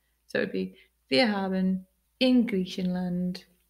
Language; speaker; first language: German; non-native, learner; English